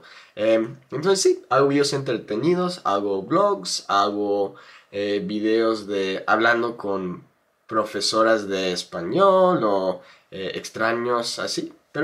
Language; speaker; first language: Spanish; non-native, fluent; English